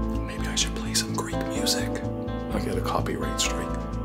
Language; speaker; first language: English; early bilingual, other home language; Greek